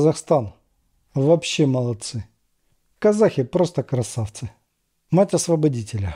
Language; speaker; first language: Russian; native; Russian